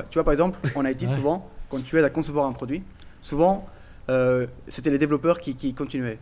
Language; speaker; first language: French; non-native, fluent; Portuguese